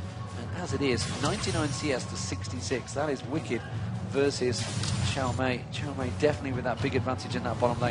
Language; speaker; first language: English; native; English